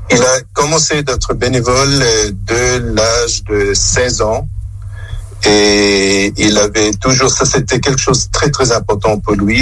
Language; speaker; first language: French; non-native, local second language; German